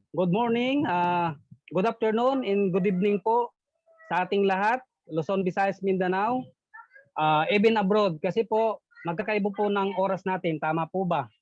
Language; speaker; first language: Filipino; non-native, local second language; Iloko